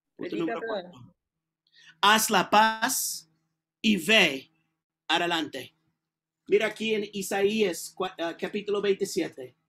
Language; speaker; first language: Spanish; non-native, learner; English